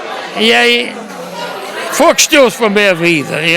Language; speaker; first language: Portuguese; early bilingual, heritage; Portuguese